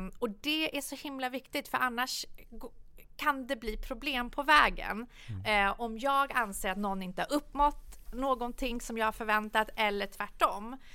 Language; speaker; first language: Swedish; early bilingual, other home language; Persian